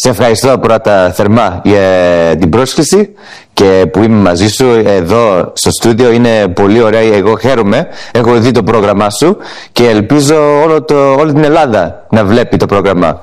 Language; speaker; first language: Greek; early bilingual, heritage; English